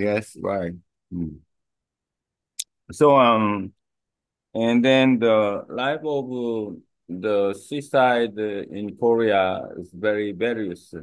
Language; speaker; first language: English; non-native, learner; Korean